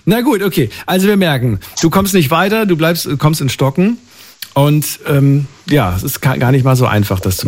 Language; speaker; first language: German; native; German